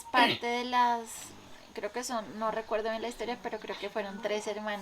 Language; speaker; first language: Spanish; native; Spanish